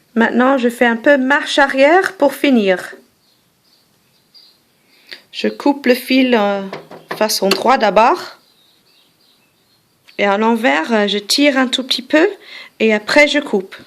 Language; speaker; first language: French; non-native, fluent; English